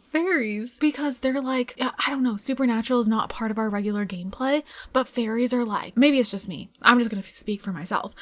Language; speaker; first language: English; native; English